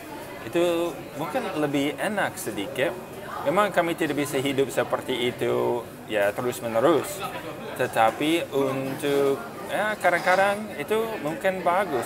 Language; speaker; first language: Indonesian; non-native, fluent; English